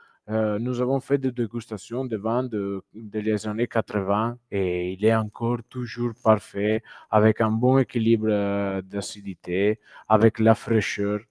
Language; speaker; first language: French; non-native, fluent; Italian